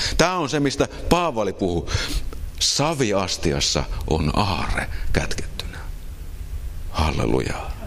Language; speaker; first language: Finnish; native; Finnish